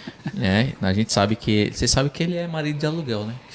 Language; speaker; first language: Portuguese; native; Portuguese